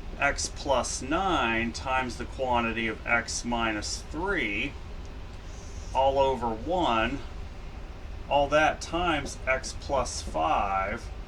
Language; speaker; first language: English; native; English